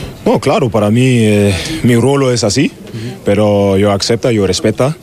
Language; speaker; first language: Spanish; non-native, fluent; German